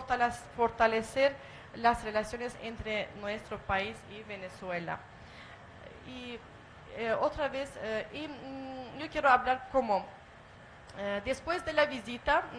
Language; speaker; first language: Spanish; non-native, fluent; Azerbaijani